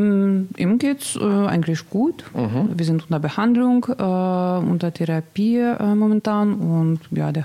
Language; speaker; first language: German; non-native, learner; Russian